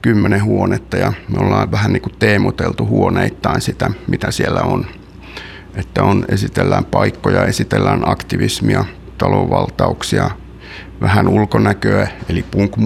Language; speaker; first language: Finnish; native; Finnish